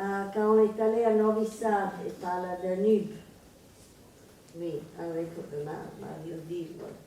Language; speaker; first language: French; non-native, fluent; Serbian